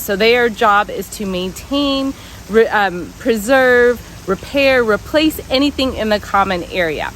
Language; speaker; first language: English; native; English